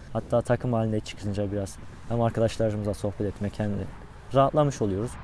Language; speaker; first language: Turkish; native; Turkish